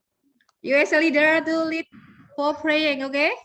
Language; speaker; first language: English; non-native, learner; Indonesian